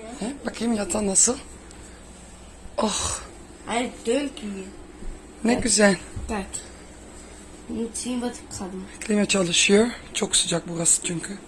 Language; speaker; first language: Turkish; non-native, fluent; Dutch